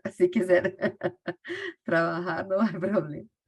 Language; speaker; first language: Spanish; non-native, learner; Portuguese